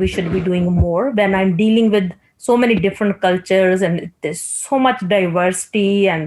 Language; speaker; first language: English; non-native, local second language; Punjabi